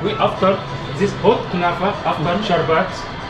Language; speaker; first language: English; non-native, learner; Turkish